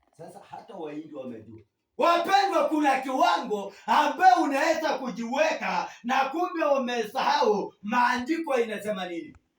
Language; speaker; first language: Swahili; non-native, local second language; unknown